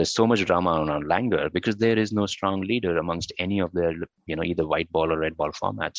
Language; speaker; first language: English; non-native, local second language; Hindi